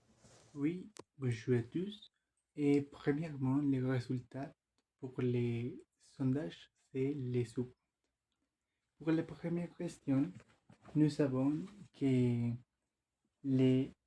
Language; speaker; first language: French; non-native, learner; Spanish